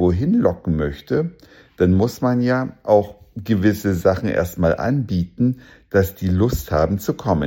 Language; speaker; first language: German; native; German